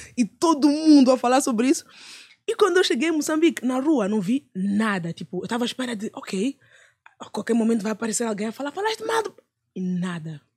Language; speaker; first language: Portuguese; native; Portuguese